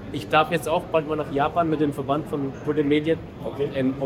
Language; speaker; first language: German; native; German